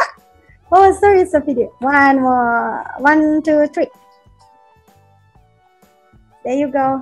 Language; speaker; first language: English; non-native, local second language; Indonesian